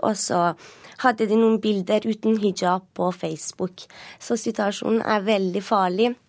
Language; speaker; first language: Norwegian; non-native, fluent; Persian